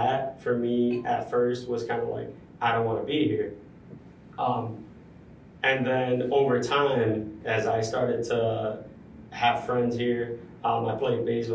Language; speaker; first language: English; non-native, fluent; Spanish